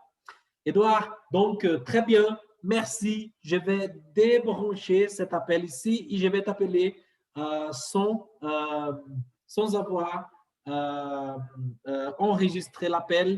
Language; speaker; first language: French; non-native, fluent; Portuguese